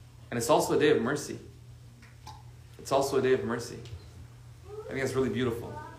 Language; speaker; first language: English; native; English